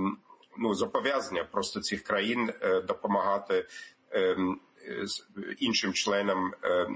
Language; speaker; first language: Ukrainian; non-native, fluent; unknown